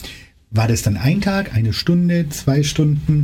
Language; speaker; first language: German; native; German